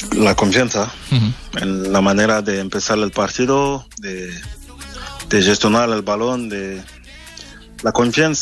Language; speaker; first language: Spanish; non-native, fluent; French